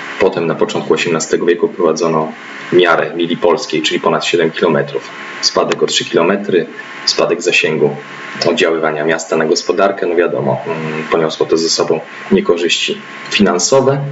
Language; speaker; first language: Polish; native; Polish